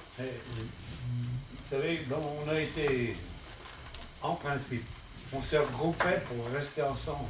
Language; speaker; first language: French; native; French